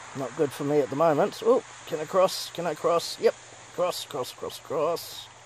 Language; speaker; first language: English; native; English